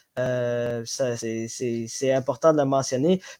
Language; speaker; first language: French; non-native, local second language; Somali